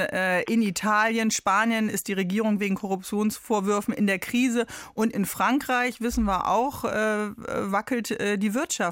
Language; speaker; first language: German; native; German